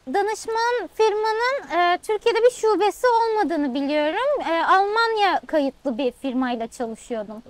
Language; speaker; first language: Turkish; native; Turkish